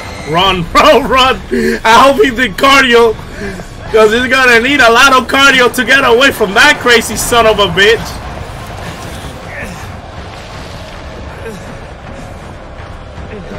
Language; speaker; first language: English; early bilingual, other home language; Spanish